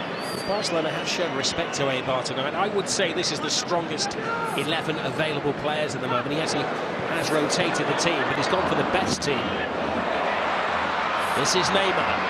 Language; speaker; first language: English; native; English